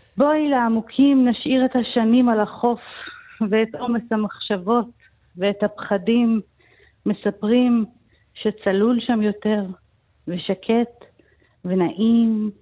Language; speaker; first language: Hebrew; native; Hebrew